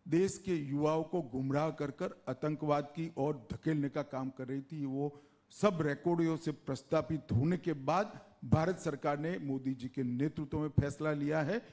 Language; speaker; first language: Hindi; non-native, local second language; Gujarati